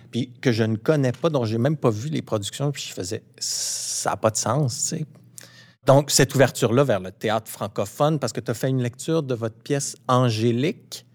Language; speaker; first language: French; native; French